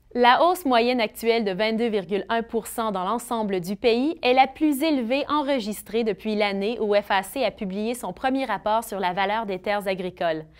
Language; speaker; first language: French; native; French